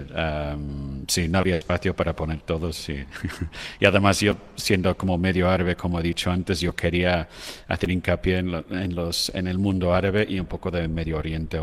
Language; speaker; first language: Spanish; non-native, fluent; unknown